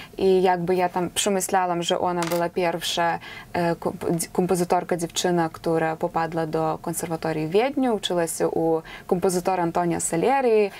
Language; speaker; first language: Polish; native; Polish